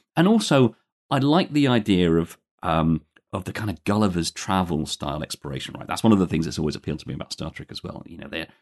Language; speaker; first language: English; native; English